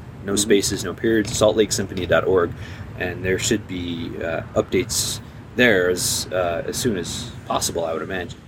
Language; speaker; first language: English; native; English